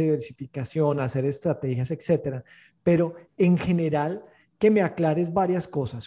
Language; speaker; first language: Spanish; native; Spanish